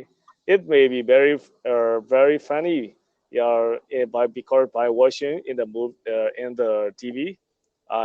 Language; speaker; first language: English; non-native, learner; Burmese